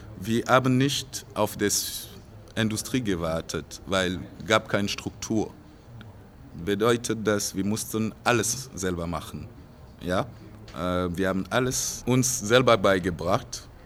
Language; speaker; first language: German; non-native, fluent; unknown